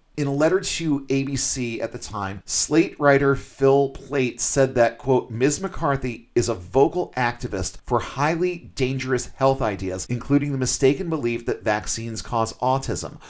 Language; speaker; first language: English; native; English